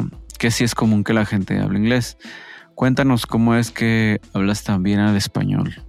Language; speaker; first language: Spanish; native; Spanish